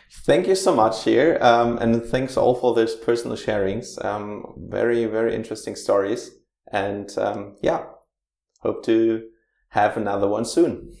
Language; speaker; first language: English; non-native, fluent; German